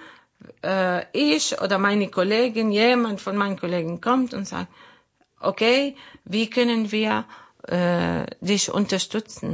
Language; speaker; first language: German; non-native, learner; Arabic